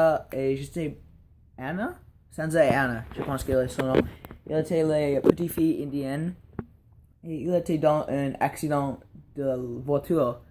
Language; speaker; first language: French; non-native, learner; English